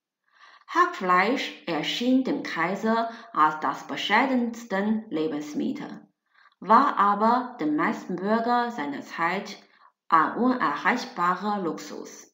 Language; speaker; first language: German; non-native, fluent; Chinese